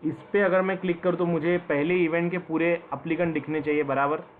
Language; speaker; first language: Hindi; non-native, local second language; Marathi